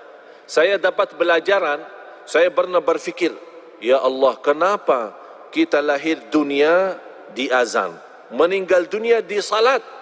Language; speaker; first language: Indonesian; non-native, fluent; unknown